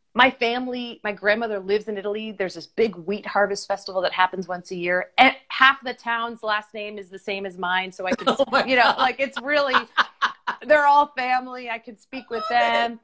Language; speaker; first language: English; native; English